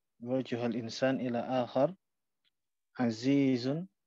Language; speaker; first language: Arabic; non-native, fluent; Indonesian